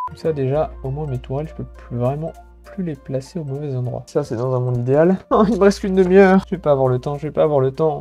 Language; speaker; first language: French; native; French